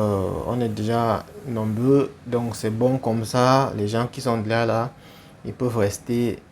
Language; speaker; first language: French; non-native, fluent; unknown